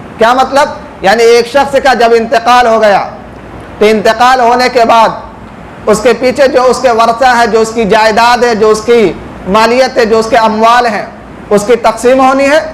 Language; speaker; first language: Urdu; native; Urdu